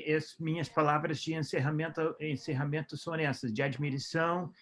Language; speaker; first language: Portuguese; non-native, fluent; English